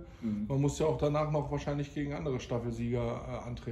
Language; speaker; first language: German; native; German